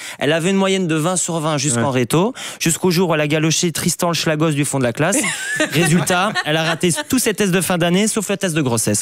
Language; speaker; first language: French; native; French